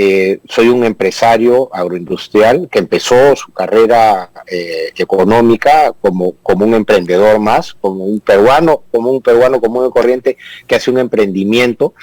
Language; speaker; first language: Spanish; native; Spanish